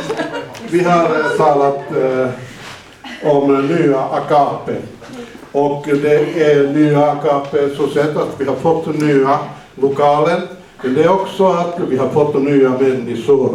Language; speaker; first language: Swedish; non-native, fluent; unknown